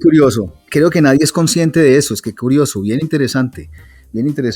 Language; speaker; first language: Spanish; native; Spanish